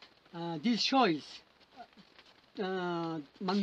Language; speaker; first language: English; non-native, learner; Mongolian